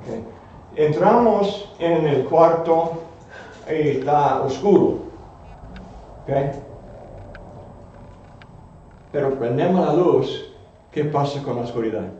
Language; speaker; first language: Spanish; non-native, fluent; English